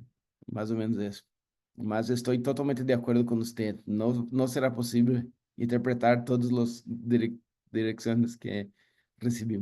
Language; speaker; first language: Spanish; non-native, learner; Portuguese